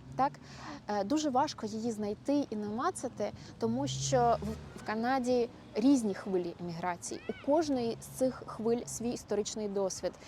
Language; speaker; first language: Ukrainian; native; Ukrainian